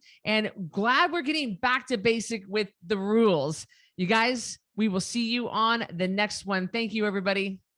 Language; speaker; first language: English; native; English